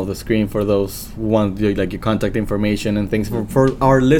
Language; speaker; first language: English; non-native, fluent; Spanish